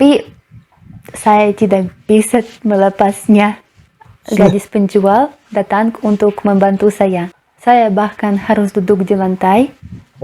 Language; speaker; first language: Indonesian; non-native, fluent; Russian